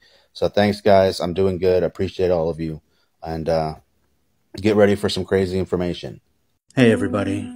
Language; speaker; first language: English; native; English